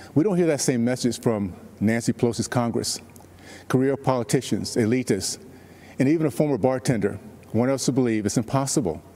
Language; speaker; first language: English; native; English